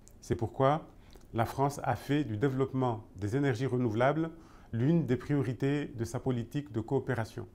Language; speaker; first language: French; non-native, local second language; Comorian